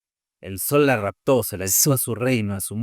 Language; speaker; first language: Spanish; native; Spanish